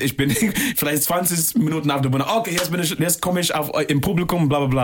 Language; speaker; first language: German; non-native, fluent; English